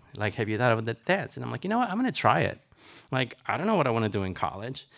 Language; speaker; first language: English; early bilingual, other home language; Spanish